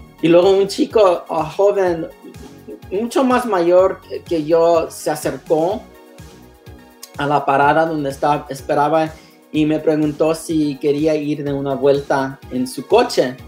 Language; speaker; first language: Spanish; non-native, learner; English